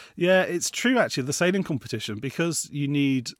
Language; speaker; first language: English; native; English